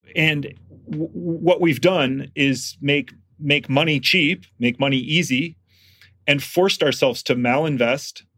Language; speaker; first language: English; native; English